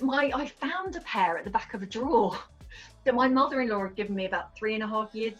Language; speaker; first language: English; native; English